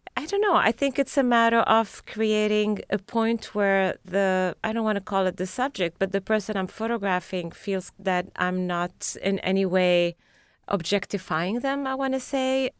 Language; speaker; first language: English; non-native, fluent; Arabic